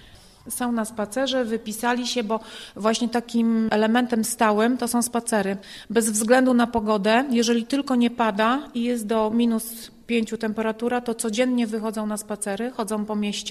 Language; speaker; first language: Polish; native; Polish